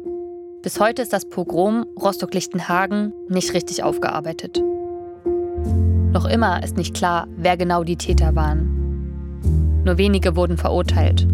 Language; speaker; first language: German; native; German